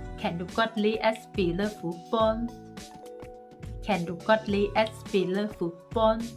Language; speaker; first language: Danish; non-native, fluent; Thai